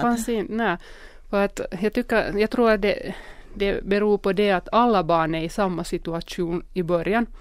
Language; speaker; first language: Swedish; non-native, local second language; Finnish